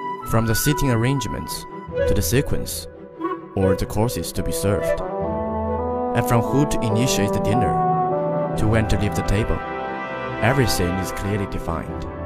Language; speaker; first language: English; non-native, fluent; Chinese